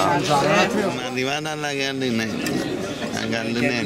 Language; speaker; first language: Italian; native; Italian